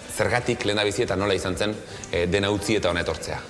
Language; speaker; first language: Basque; native; Basque